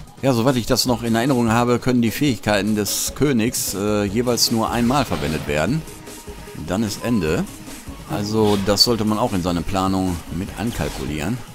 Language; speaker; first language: German; native; German